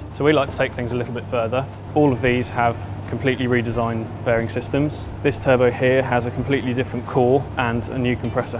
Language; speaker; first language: English; native; English